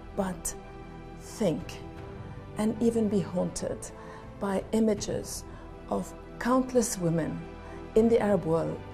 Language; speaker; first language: English; non-native, fluent; Arabic